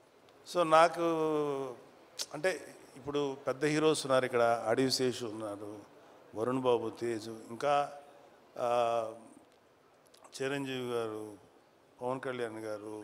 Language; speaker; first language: Telugu; native; Telugu